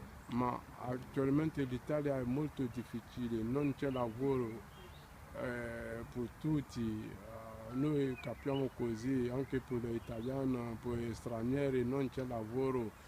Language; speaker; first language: Italian; non-native, learner; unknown